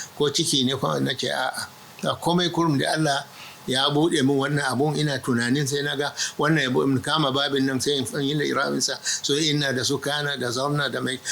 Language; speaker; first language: Hausa; non-native, local second language; Arabic